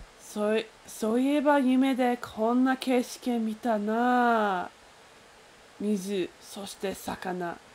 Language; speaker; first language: Japanese; non-native, learner; English